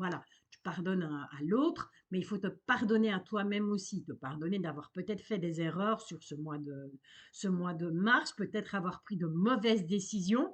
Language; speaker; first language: French; native; French